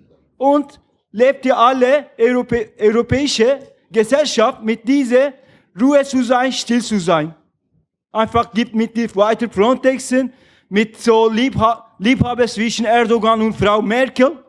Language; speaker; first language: German; non-native, learner; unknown